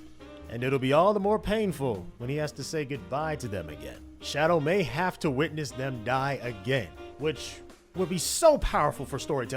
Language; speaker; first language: English; native; English